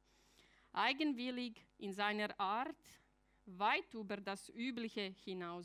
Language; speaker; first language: German; non-native, fluent; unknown